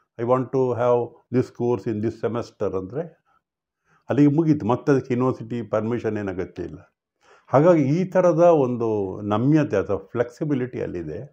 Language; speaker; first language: Kannada; non-native, local second language; Tulu